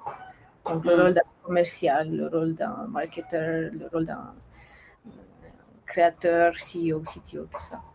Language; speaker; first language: French; non-native, fluent; Romanian